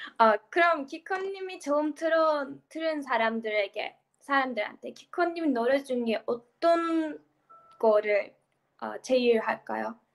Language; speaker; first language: Korean; non-native, learner; Turkish